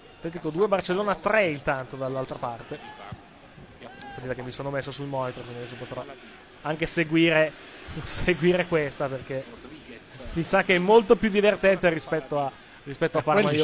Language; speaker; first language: Italian; native; Italian